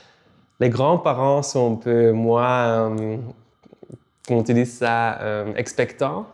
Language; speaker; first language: French; non-native, local second language; Dutch